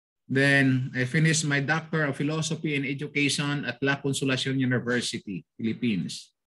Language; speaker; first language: English; non-native, local second language; Filipino